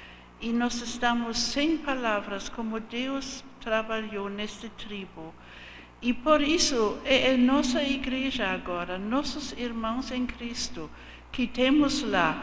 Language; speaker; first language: Portuguese; non-native, fluent; German